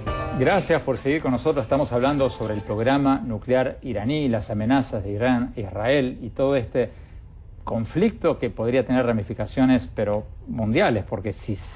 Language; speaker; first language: Spanish; native; Spanish